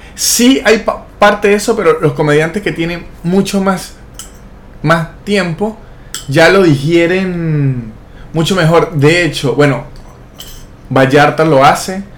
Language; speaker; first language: Spanish; native; Spanish